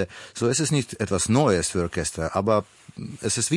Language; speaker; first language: German; non-native, learner; Russian